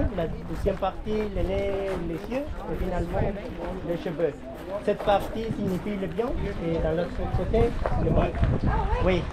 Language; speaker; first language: French; non-native, learner; Spanish